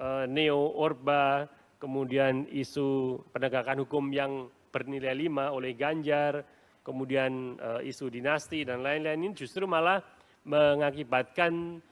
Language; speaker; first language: Indonesian; native; Indonesian